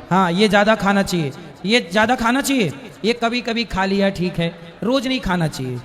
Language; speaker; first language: Hindi; native; Hindi